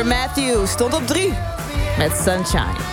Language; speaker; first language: Dutch; native; Dutch